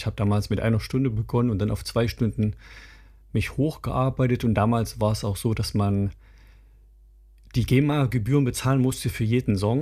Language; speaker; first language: German; native; German